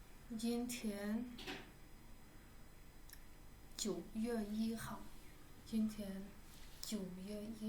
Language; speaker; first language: Chinese; non-native, fluent; Kyrgyz